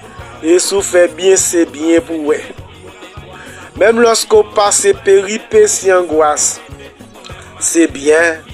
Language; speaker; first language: French; non-native, local second language; Haitian Creole